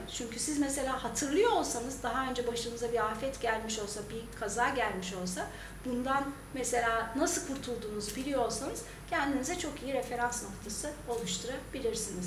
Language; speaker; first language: Turkish; native; Turkish